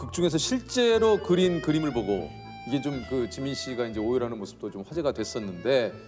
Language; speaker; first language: Korean; native; Korean